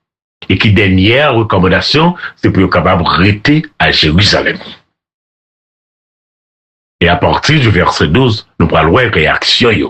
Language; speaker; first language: French; non-native, local second language; Haitian Creole